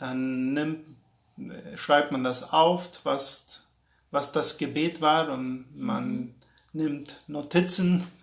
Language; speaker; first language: German; non-native, local second language; Plautdietsch